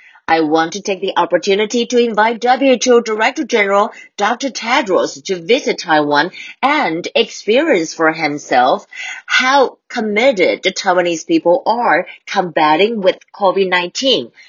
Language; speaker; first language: English; non-native, fluent; Chinese